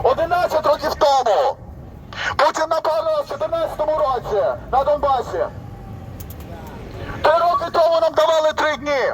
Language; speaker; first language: Ukrainian; native; Ukrainian